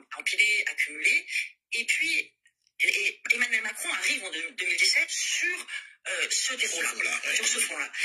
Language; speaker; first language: French; native; French